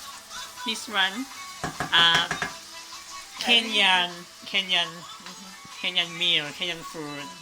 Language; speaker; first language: English; non-native, learner; Thai